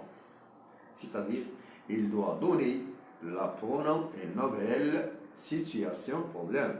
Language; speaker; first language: French; non-native, local second language; Arabic